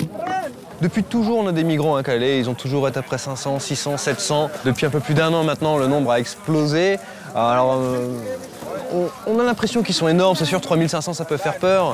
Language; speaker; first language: French; native; French